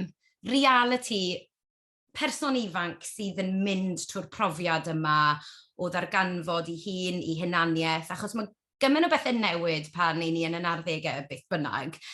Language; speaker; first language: Welsh; native; Welsh